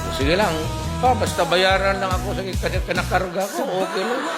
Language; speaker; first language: Filipino; non-native, local second language; Cebuano